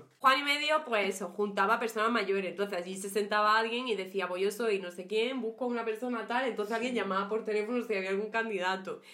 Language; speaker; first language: Spanish; native; Spanish